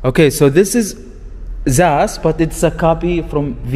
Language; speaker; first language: English; non-native, learner; Arabic